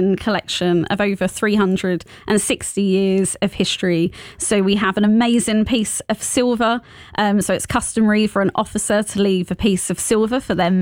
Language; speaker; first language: English; native; English